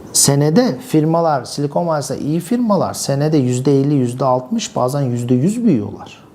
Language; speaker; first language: Turkish; early bilingual, other home language; English